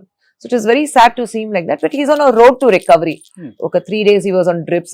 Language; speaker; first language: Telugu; non-native, fluent; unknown